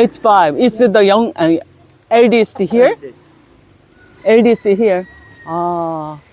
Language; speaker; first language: English; non-native, learner; Korean